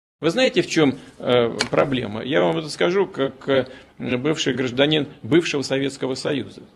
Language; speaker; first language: Russian; native; Russian